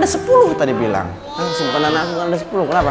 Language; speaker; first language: Indonesian; native; Indonesian